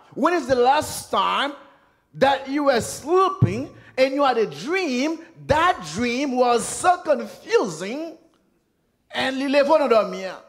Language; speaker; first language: English; non-native, fluent; Haitian Creole